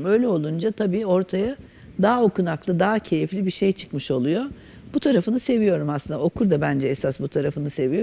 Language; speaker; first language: Turkish; native; Turkish